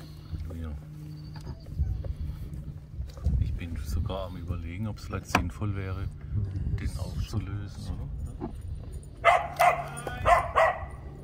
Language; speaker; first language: German; native; German